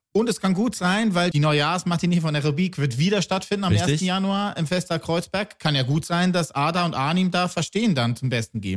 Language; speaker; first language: German; native; German